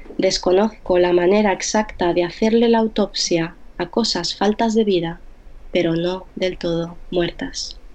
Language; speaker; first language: Spanish; early bilingual, other home language; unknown